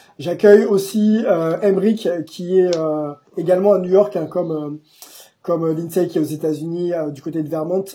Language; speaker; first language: French; native; French